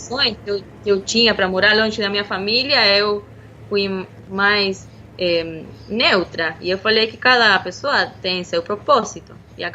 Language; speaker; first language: Portuguese; non-native, fluent; Spanish